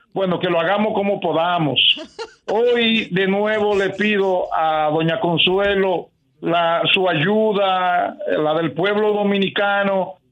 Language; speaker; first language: Spanish; native; Spanish